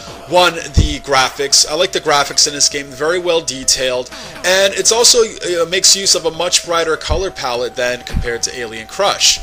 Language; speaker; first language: English; native; English